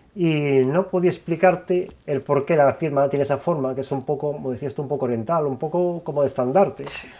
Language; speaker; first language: Spanish; native; Spanish